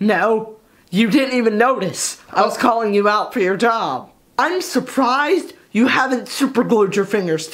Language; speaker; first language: English; native; English